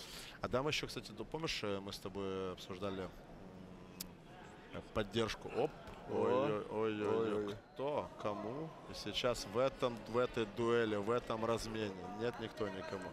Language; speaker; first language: Russian; native; Russian